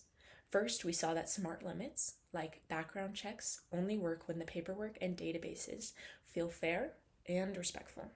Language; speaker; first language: English; native; English